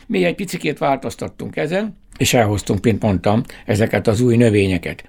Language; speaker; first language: Hungarian; native; Hungarian